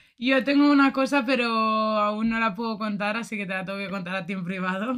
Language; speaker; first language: Spanish; native; Spanish